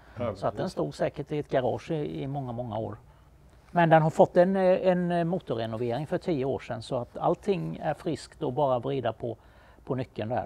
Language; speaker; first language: Swedish; native; Swedish